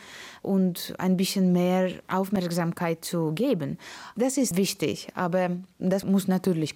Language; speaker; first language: German; non-native, learner; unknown